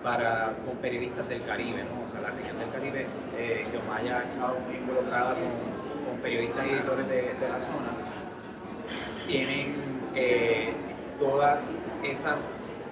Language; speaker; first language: Spanish; native; Spanish